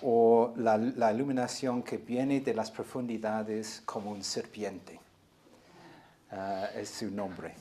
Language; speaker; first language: Spanish; non-native, fluent; English